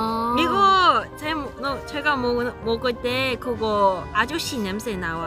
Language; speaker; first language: Korean; non-native, learner; Cantonese